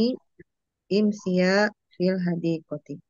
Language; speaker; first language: Arabic; non-native, learner; Indonesian